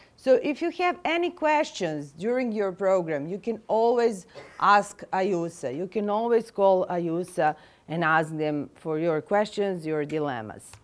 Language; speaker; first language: English; non-native, fluent; Serbian